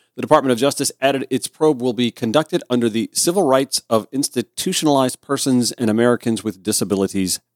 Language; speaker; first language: English; native; English